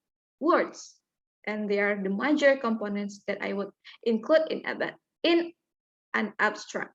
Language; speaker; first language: English; non-native, learner; Indonesian